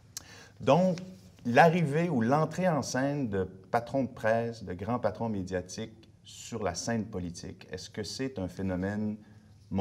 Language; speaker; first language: French; native; French